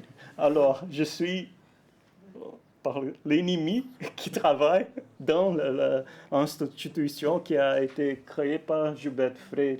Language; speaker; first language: French; non-native, fluent; Portuguese